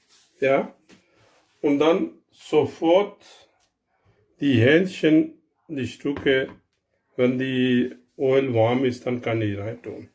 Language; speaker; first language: German; non-native, learner; Urdu